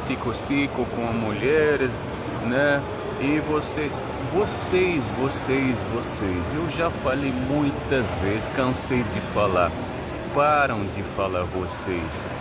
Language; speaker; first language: Portuguese; non-native, fluent; Arabic